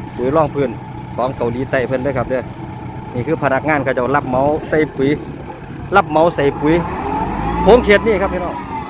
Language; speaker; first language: Thai; non-native, local second language; Northeastern Thai